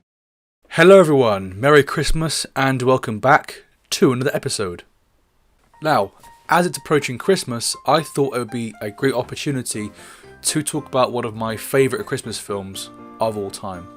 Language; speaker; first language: English; native; English